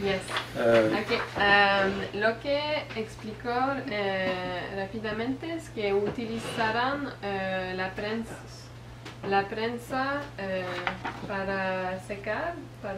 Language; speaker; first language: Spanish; non-native, fluent; French